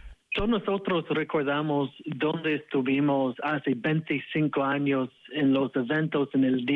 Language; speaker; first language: Spanish; non-native, fluent; English